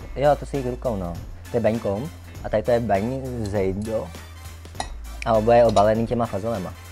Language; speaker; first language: Czech; early bilingual, other home language; Vietnamese